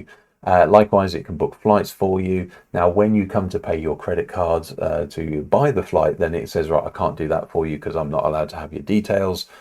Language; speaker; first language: English; native; English